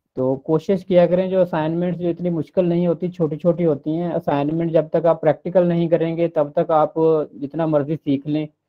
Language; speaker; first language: Urdu; non-native, local second language; Punjabi